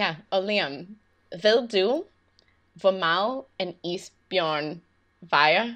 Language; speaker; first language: Danish; non-native, learner; English